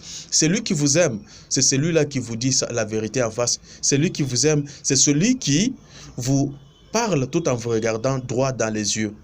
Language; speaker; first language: French; non-native, local second language; Luba-Lulua